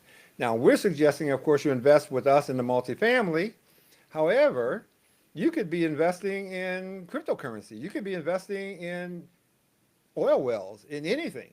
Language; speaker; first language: English; native; English